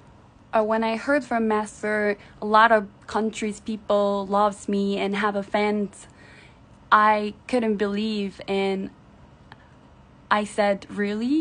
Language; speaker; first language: English; non-native, fluent; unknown